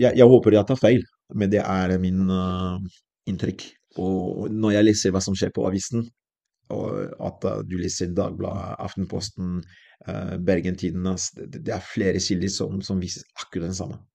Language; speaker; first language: Norwegian; non-native, fluent; French